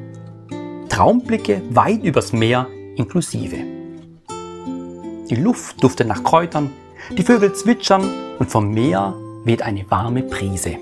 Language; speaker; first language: German; native; German